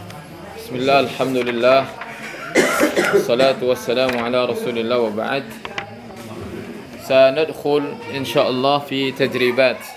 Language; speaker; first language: Arabic; non-native, fluent; Sundanese